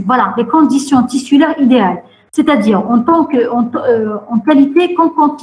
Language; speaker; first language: French; non-native, local second language; Arabic